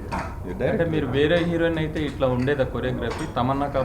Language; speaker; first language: Telugu; native; Telugu